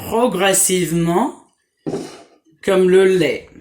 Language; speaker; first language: French; non-native, fluent; English